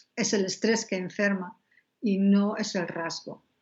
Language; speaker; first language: Spanish; non-native, fluent; Dutch